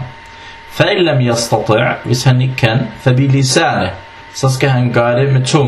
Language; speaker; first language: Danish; early bilingual, other home language; Arabic